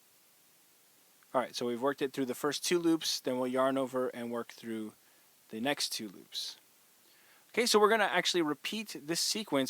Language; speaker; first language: English; native; English